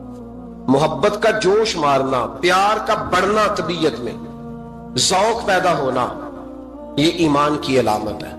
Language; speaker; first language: Urdu; native; Urdu